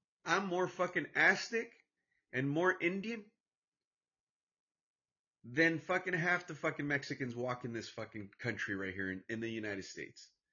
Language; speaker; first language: English; early bilingual, other home language; Spanish